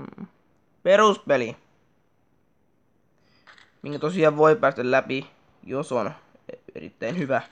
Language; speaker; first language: Finnish; native; Finnish